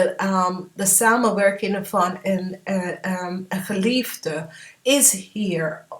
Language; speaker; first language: Dutch; non-native, fluent; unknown